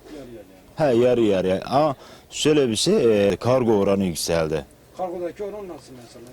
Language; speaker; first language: Turkish; native; Turkish